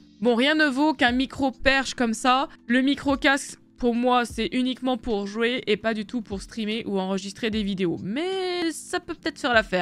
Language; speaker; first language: French; native; French